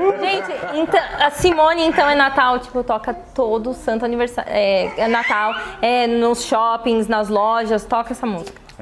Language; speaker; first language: Portuguese; native; Portuguese